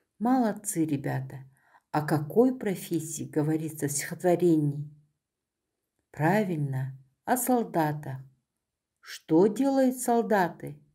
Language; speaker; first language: Russian; non-native, local second language; Kazakh